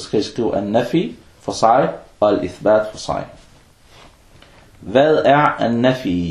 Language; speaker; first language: Danish; non-native, fluent; Arabic